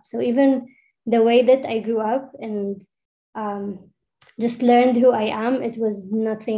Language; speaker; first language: English; non-native, fluent; Arabic